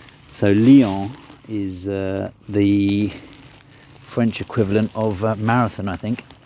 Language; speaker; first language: English; native; English